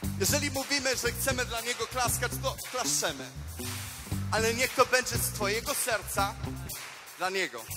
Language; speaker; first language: Polish; non-native, fluent; Spanish